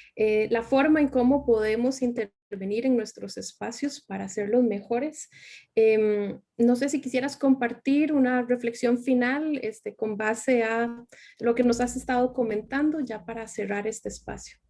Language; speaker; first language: Spanish; native; Spanish